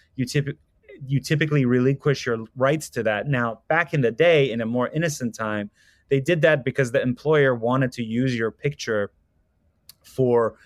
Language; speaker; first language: English; non-native, fluent; Persian